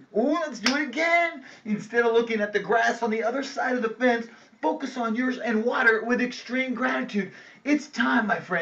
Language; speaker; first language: English; native; English